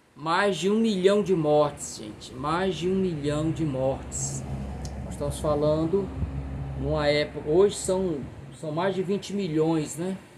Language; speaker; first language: Portuguese; native; Portuguese